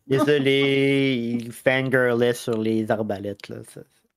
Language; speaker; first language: French; native; French